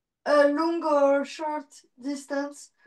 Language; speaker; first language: English; non-native, learner; French